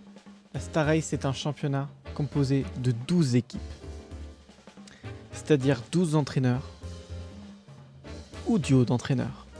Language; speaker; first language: French; native; French